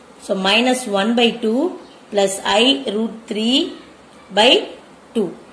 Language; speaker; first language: English; non-native, local second language; Tamil